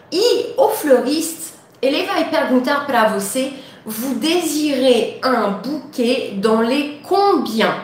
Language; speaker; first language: Portuguese; non-native, fluent; French